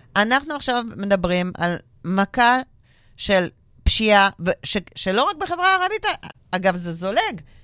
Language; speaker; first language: Hebrew; non-native, fluent; Russian